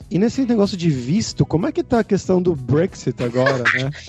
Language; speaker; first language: Portuguese; native; Portuguese